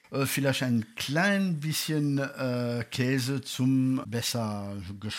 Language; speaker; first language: German; non-native, fluent; French